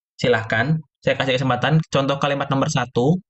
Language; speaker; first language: Indonesian; native; Indonesian